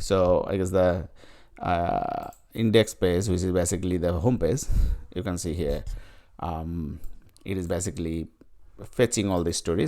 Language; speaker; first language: English; non-native, fluent; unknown